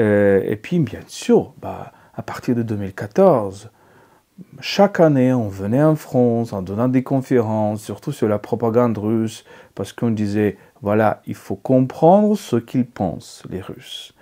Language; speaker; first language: French; non-native, fluent; Ukrainian